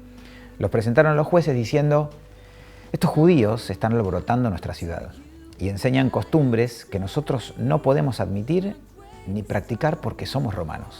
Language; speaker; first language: Spanish; native; Spanish